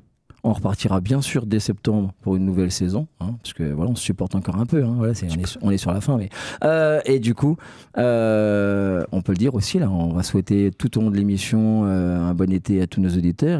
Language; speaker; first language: French; native; French